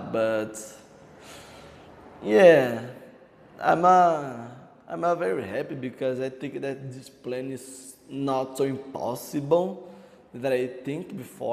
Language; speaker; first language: English; non-native, learner; Portuguese